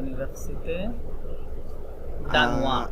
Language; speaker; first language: French; non-native, learner; Bangla